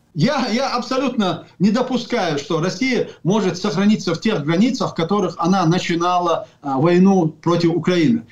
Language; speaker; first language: Russian; non-native, local second language; Chechen